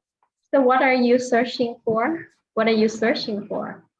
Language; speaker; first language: English; non-native, fluent; Vietnamese